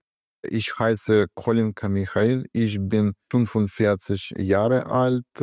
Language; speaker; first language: German; non-native, learner; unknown